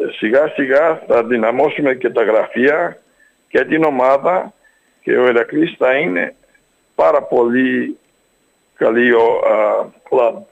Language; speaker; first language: Greek; early bilingual, heritage; Greek